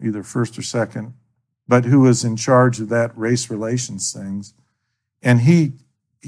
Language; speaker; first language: English; native; English